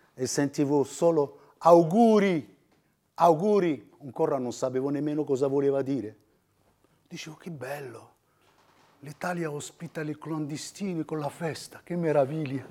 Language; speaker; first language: Italian; non-native, fluent; Riffian